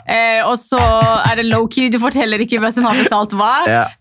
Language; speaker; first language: Norwegian; non-native, local second language; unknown